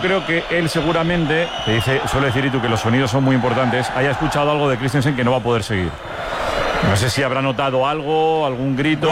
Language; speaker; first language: Spanish; native; Spanish